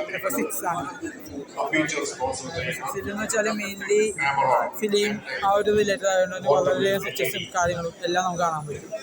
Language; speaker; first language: Malayalam; native; Malayalam